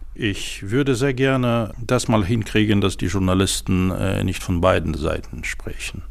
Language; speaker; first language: German; non-native, fluent; Ukrainian